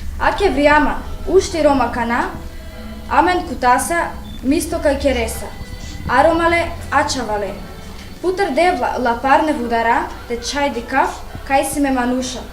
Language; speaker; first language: Macedonian; non-native, local second language; Romany